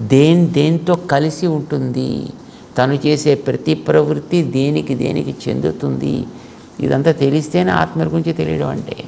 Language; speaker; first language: Telugu; native; Telugu